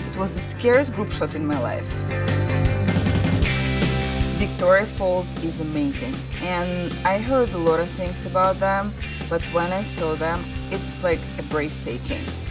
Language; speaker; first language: English; non-native, fluent; Russian